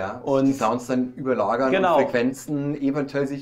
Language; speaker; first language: German; native; German